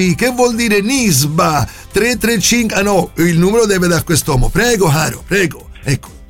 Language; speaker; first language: Italian; native; Italian